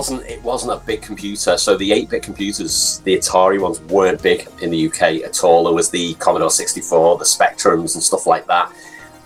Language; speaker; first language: English; native; English